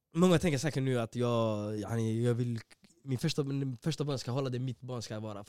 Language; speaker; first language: Swedish; early bilingual, other home language; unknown